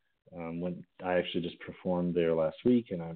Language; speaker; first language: English; native; English